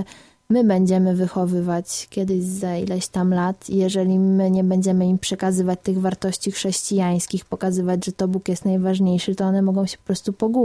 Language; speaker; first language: Polish; native; Polish